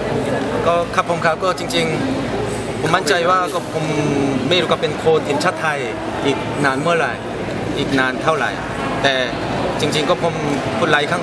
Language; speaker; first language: Thai; non-native, fluent; Korean